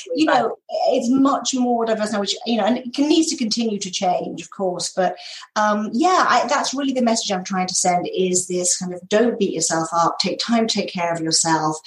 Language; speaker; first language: English; native; English